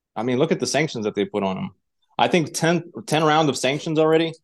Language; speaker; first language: English; non-native, fluent; Uzbek